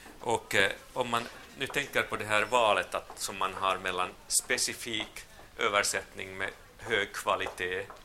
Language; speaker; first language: Swedish; non-native, local second language; Finnish